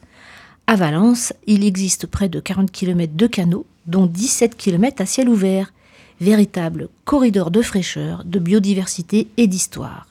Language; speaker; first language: French; native; French